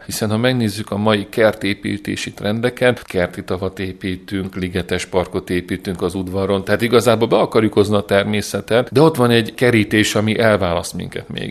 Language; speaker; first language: Hungarian; native; Hungarian